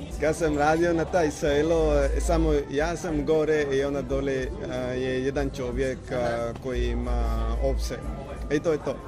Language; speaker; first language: Croatian; non-native, learner; Punjabi